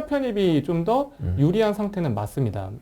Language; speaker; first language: Korean; native; Korean